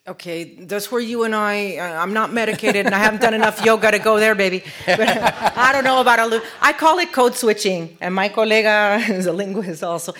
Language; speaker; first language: English; early bilingual, other home language; Spanish